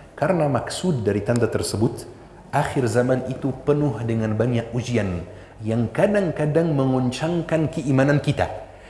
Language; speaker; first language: Indonesian; non-native, fluent; Arabic